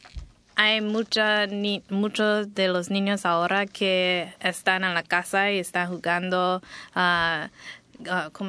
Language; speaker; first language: Spanish; non-native, fluent; English